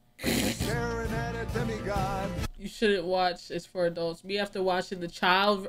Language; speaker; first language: English; native; English